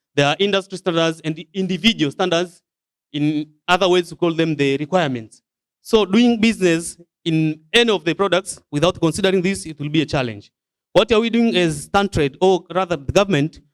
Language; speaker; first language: English; non-native, local second language; Swahili